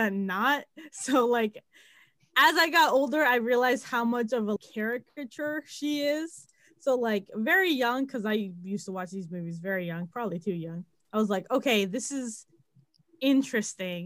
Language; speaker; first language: English; native; English